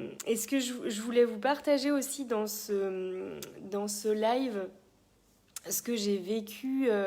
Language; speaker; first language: French; native; French